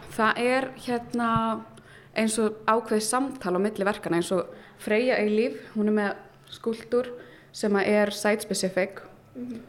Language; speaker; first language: Icelandic; early bilingual, heritage; Icelandic